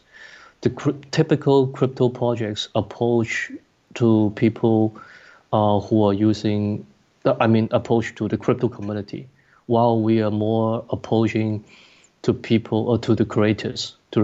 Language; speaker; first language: English; non-native, local second language; Cantonese